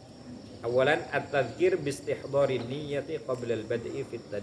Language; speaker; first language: Arabic; non-native, fluent; Indonesian